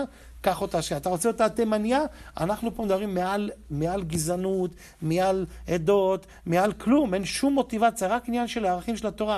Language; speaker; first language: Hebrew; native; Hebrew